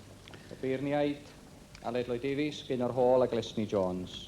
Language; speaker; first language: Welsh; native; Welsh